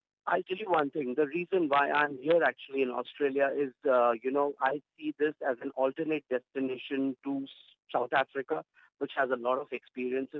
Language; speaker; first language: English; non-native, local second language; Gujarati